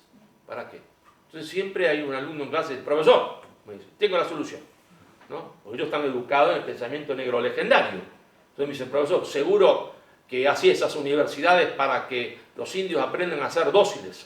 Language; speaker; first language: Spanish; native; Spanish